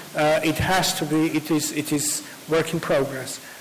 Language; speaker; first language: English; non-native, fluent; Armenian